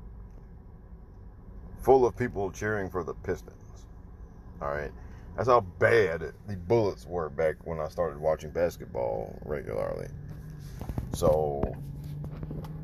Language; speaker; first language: English; native; English